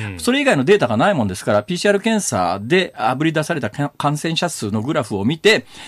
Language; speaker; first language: Japanese; native; Japanese